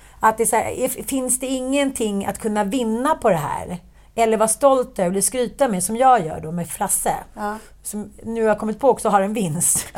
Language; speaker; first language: Swedish; native; Swedish